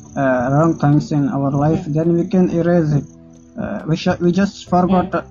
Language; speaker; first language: English; non-native, local second language; Urdu